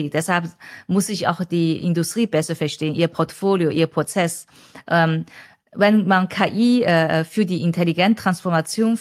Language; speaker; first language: German; non-native, fluent; Chinese